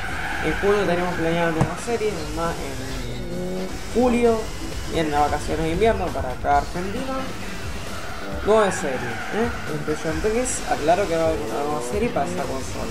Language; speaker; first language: Spanish; native; Spanish